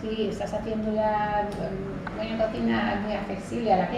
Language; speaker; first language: Spanish; non-native, fluent; English